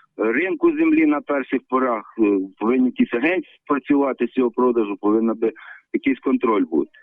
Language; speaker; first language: Ukrainian; native; Ukrainian